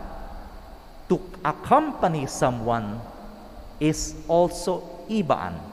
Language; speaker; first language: English; non-native, local second language; Pangasinan